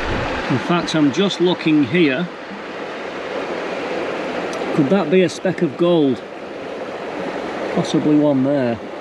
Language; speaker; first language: English; native; English